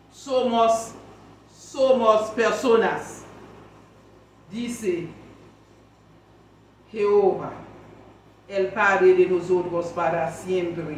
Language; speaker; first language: Spanish; non-native, learner; Haitian Creole